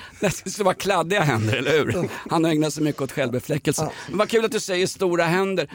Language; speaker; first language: Swedish; native; Swedish